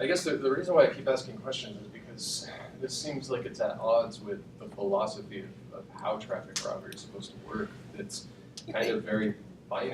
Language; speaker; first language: English; native; English